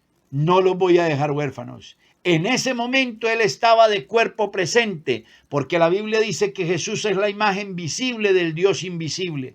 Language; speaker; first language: Spanish; native; Spanish